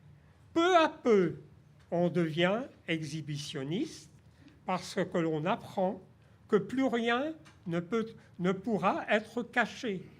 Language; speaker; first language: French; native; French